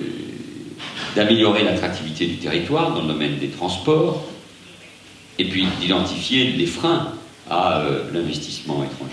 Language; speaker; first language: French; native; French